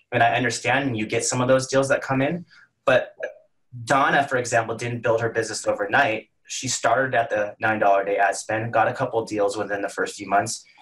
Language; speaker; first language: English; native; English